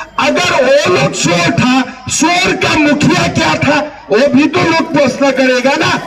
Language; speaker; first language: Hindi; non-native, local second language; Assamese